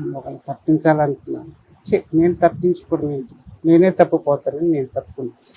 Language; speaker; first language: Telugu; non-native, fluent; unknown